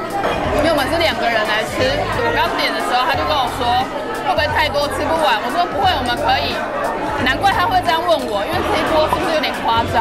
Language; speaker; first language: Chinese; native; Chinese